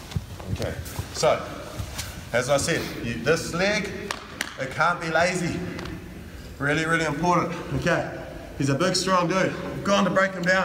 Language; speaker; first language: English; native; English